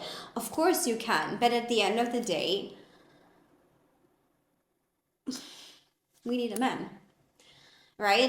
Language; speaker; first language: English; non-native, fluent; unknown